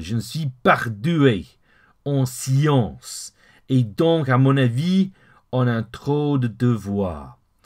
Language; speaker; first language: French; non-native, fluent; English